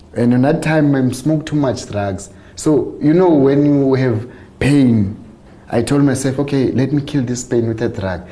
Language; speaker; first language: English; non-native, local second language; Xhosa